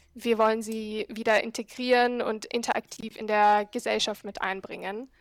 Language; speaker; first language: German; non-native, fluent; Arabic